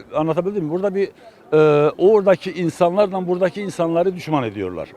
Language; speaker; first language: Turkish; native; Turkish